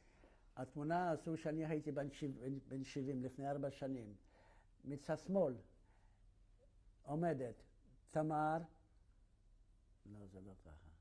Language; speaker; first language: Hebrew; non-native, fluent; Yiddish